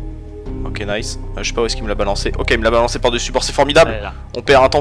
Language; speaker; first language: French; native; French